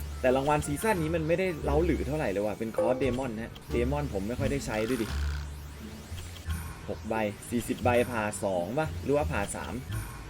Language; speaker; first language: Thai; native; Thai